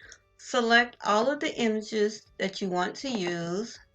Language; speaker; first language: English; native; English